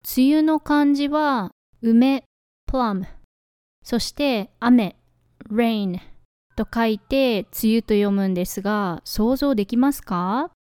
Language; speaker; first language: Japanese; native; Japanese